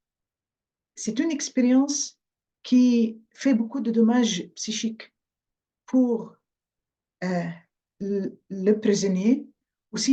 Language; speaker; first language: French; non-native, fluent; Arabic